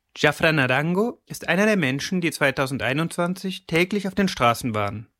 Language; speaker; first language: German; native; German